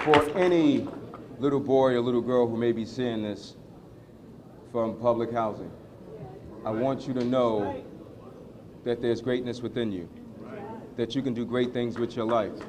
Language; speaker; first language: English; native; English